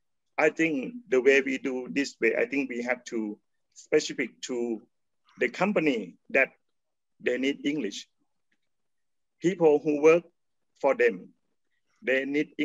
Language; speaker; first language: English; non-native, learner; Thai